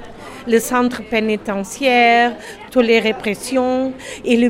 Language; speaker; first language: French; non-native, learner; German